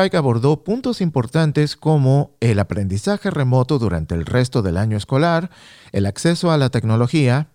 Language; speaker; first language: Spanish; native; Spanish